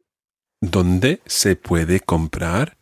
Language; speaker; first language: Spanish; non-native, fluent; English